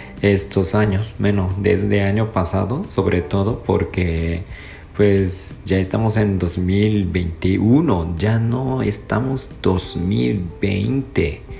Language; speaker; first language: Spanish; non-native, fluent; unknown